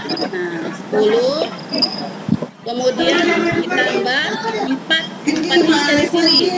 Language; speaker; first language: Indonesian; native; Indonesian